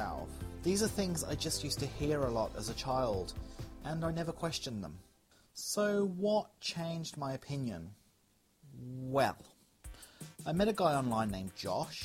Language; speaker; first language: English; native; English